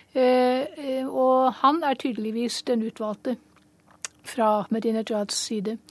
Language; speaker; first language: Norwegian; native; Norwegian